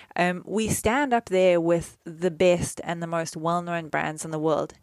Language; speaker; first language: English; native; English